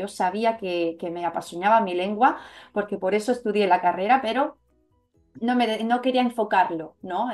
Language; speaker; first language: Spanish; native; Spanish